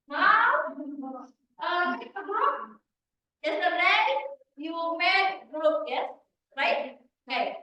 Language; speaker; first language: English; non-native, learner; Indonesian